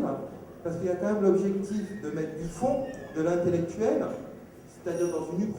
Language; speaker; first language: French; native; French